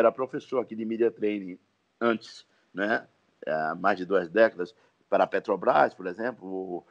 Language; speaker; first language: Portuguese; native; Portuguese